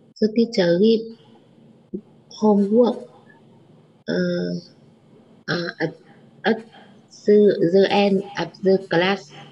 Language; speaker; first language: English; non-native, learner; Vietnamese